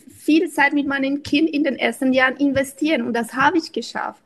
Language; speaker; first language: German; non-native, fluent; Spanish